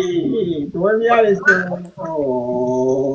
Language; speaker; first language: Spanish; non-native, learner; Haitian Creole